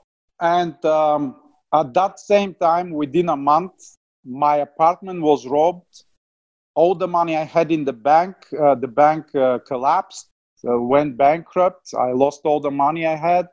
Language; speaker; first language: English; non-native, fluent; Bulgarian